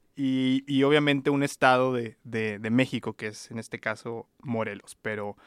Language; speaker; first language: Spanish; native; Spanish